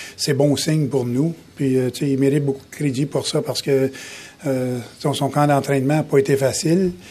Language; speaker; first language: French; native; French